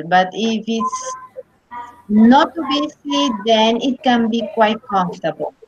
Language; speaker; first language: English; non-native, learner; Spanish